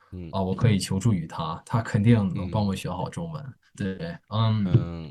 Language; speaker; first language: Chinese; non-native, fluent; English